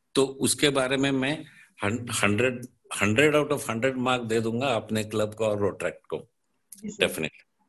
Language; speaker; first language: Hindi; non-native, local second language; Marathi